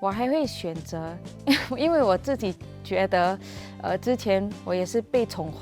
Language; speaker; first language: Chinese; non-native, local second language; English